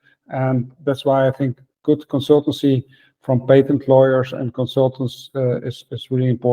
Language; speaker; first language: English; non-native, fluent; Dutch